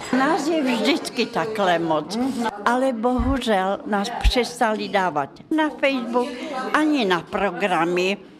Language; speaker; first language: Czech; non-native, fluent; Russian